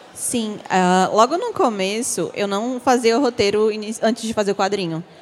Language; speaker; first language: Portuguese; native; Portuguese